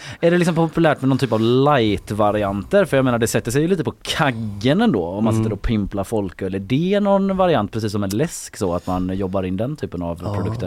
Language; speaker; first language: Swedish; native; Swedish